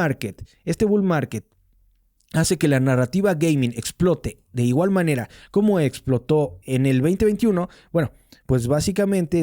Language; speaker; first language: Spanish; native; Spanish